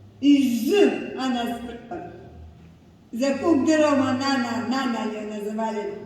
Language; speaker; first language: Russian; non-native, local second language; Abkhazian